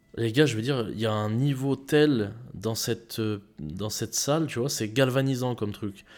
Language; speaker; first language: French; native; French